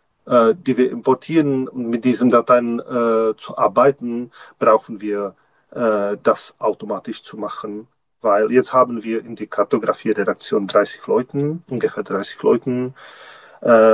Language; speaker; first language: German; non-native, learner; Czech